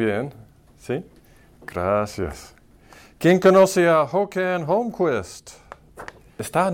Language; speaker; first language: Spanish; non-native, fluent; English